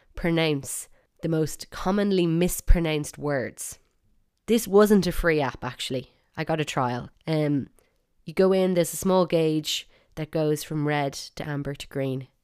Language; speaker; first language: English; native; English